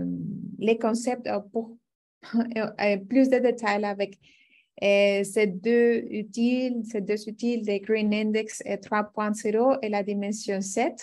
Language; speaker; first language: French; non-native, fluent; Spanish